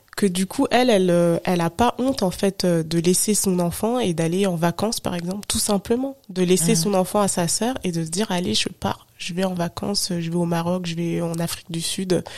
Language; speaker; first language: French; native; French